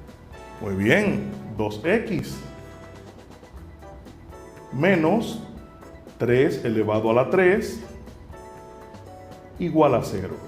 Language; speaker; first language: Spanish; native; Spanish